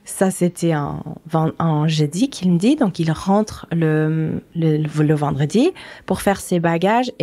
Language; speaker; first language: French; non-native, fluent; Portuguese